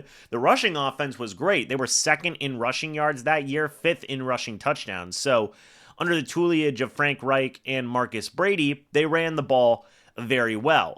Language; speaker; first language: English; native; English